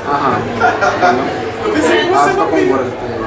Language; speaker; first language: Russian; non-native, fluent; Portuguese